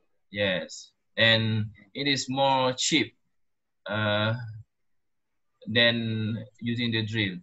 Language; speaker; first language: English; non-native, local second language; Malay